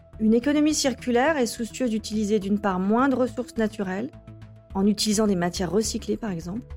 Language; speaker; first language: French; native; French